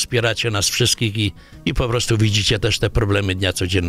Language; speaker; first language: Polish; native; Polish